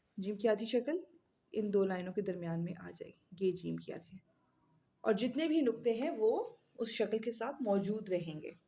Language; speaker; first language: Urdu; native; Urdu